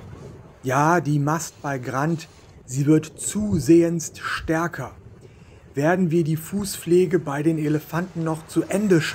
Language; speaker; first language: German; native; German